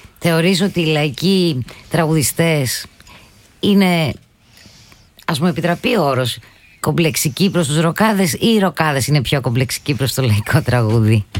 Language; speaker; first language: Greek; early bilingual, heritage; Greek